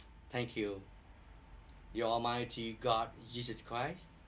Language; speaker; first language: English; non-native, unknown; Vietnamese